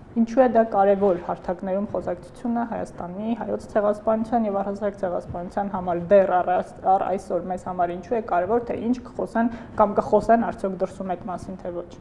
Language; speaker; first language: Armenian; native; Armenian